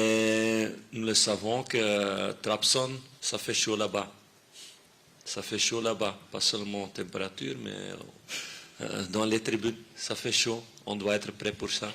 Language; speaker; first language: French; non-native, fluent; Dutch